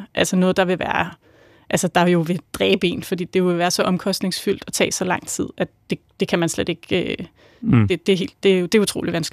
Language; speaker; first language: Danish; native; Danish